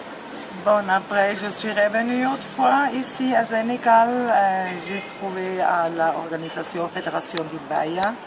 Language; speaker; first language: French; non-native, learner; German